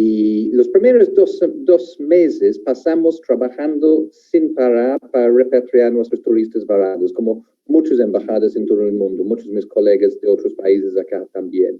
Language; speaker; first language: Spanish; non-native, fluent; English